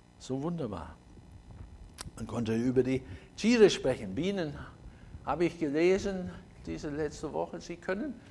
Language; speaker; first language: German; non-native, fluent; English